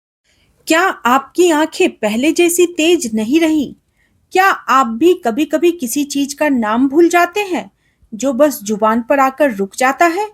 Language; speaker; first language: Hindi; native; Hindi